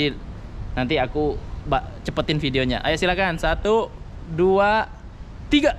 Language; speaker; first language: Indonesian; native; Indonesian